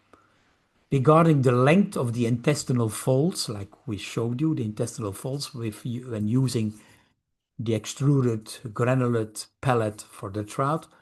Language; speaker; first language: English; non-native, fluent; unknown